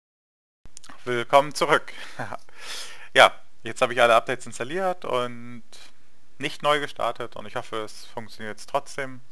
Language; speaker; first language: German; native; German